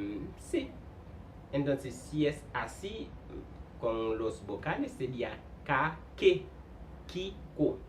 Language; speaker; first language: Spanish; non-native, fluent; Haitian Creole